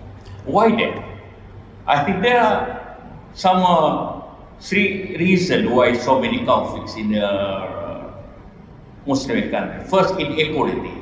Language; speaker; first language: English; non-native, learner; Indonesian